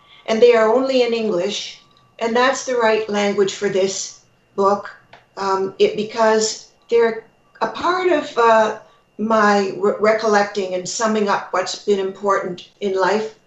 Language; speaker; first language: English; native; English